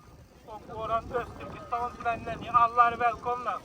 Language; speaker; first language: Swedish; non-native, fluent; Uyghur